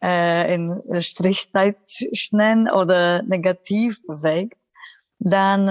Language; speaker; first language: German; non-native, fluent; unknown